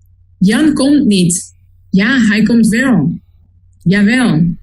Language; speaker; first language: Dutch; non-native, learner; Spanish